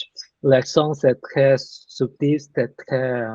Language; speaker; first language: French; non-native, learner; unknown